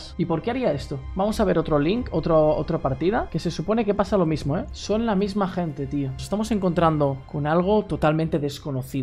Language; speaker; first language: Spanish; native; Spanish